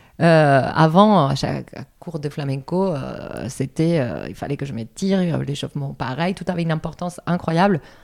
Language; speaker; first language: French; non-native, fluent; Spanish